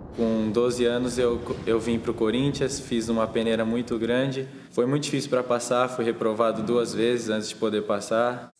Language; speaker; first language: Portuguese; native; Portuguese